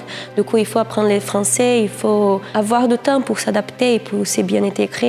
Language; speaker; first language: French; non-native, fluent; Portuguese